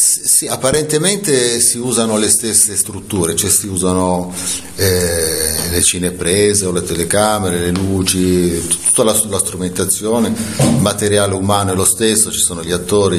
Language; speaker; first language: Italian; native; Italian